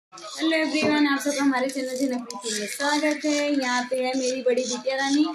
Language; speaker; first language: Hindi; native; Hindi